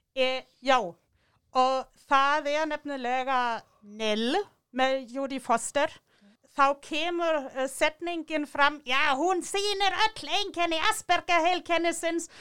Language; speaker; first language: Icelandic; non-native, fluent; German